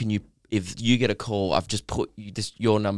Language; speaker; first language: English; native; English